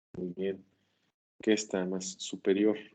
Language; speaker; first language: Spanish; native; Spanish